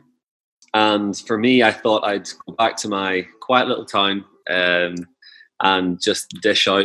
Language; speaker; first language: English; native; English